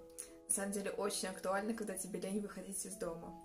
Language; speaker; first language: Russian; native; Russian